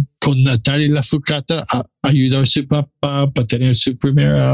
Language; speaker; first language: Spanish; non-native, learner; English